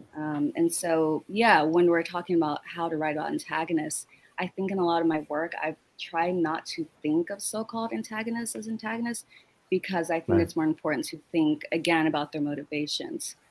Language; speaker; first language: English; native; English